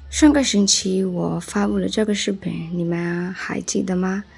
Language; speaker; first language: Chinese; non-native, learner; Burmese